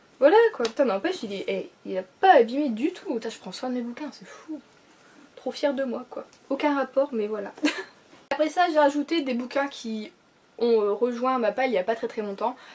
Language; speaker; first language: French; native; French